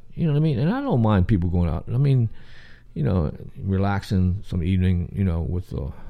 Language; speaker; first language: English; native; English